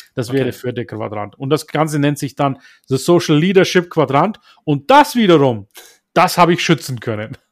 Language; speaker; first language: German; early bilingual, other home language; Turkish